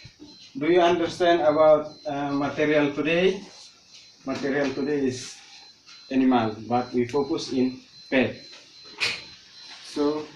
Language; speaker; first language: English; non-native, learner; Indonesian